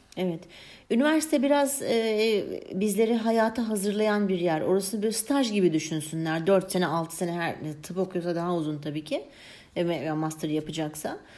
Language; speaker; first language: Turkish; early bilingual, heritage; Turkish